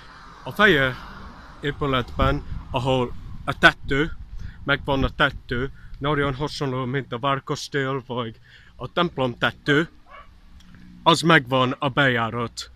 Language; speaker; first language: Hungarian; non-native, learner; English